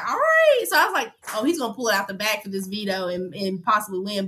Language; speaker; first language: English; native; English